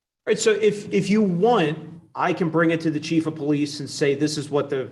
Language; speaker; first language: English; native; English